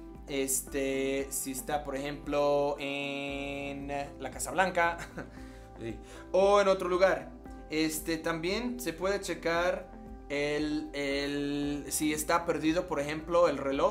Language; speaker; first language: Spanish; non-native, fluent; English